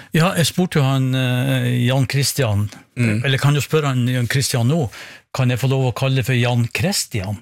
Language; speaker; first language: Norwegian; native; Norwegian